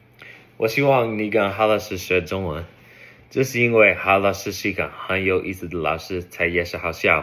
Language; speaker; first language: Chinese; non-native, learner; English